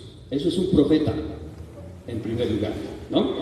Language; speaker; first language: Spanish; native; Spanish